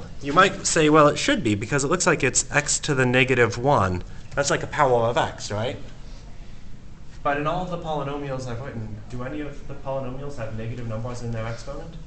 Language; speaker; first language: English; native; English